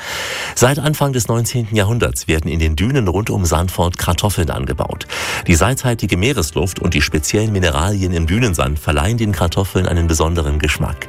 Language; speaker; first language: German; native; German